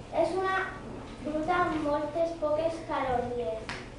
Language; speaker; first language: Catalan; non-native, local second language; Spanish